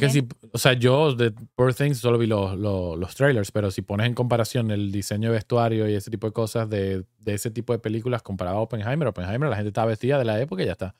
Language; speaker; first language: Spanish; native; Spanish